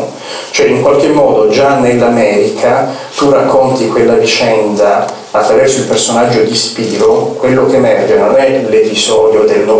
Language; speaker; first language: Italian; native; Italian